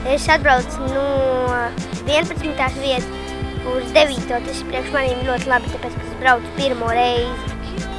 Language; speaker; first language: Latvian; non-native, local second language; Russian